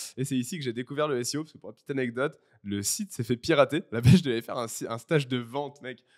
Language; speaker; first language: French; native; French